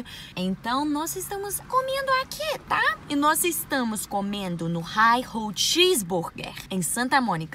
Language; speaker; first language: Portuguese; non-native, learner; English